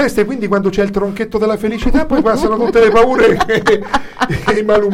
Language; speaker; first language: Italian; native; Italian